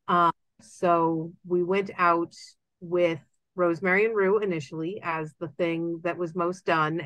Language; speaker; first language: English; native; English